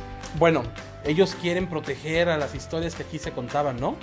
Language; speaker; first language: Spanish; native; Spanish